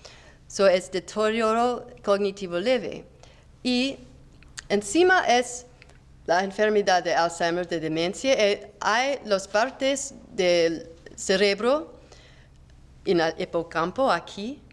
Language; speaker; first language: Spanish; non-native, learner; English